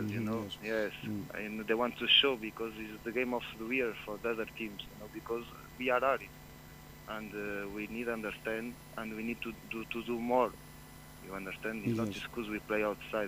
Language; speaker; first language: English; non-native, fluent; Portuguese